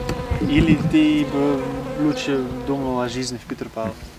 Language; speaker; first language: Russian; non-native, learner; Dutch